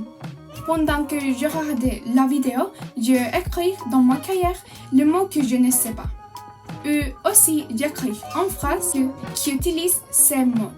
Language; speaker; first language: French; non-native, learner; Spanish